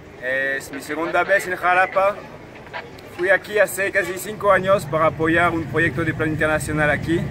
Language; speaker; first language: Spanish; non-native, fluent; French